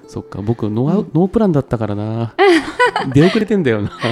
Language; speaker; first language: Japanese; native; Japanese